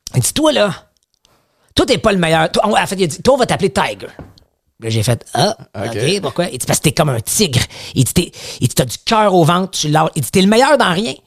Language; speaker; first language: French; native; French